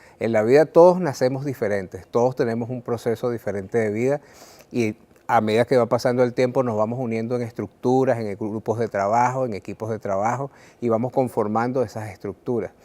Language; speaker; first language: Spanish; native; Spanish